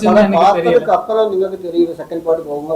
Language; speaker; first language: Tamil; non-native, learner; Malayalam